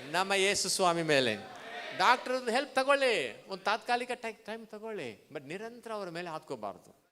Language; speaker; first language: Kannada; non-native, local second language; Tamil